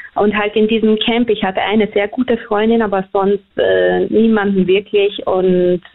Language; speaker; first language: German; early bilingual, other home language; Hungarian